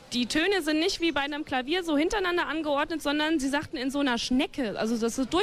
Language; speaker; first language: German; native; German